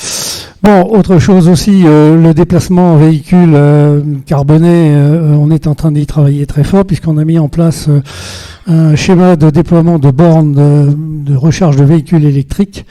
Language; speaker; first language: French; native; French